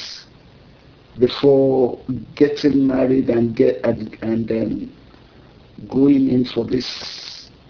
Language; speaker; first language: English; non-native, local second language; Yoruba